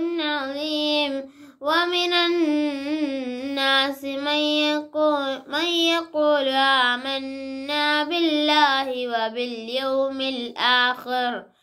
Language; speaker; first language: Arabic; non-native, learner; Malayalam